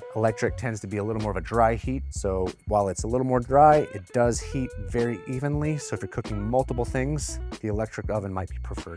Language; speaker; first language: English; native; English